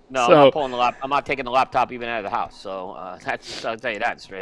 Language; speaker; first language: English; native; English